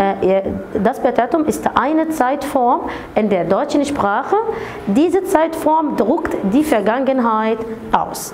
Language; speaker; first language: German; non-native, fluent; Arabic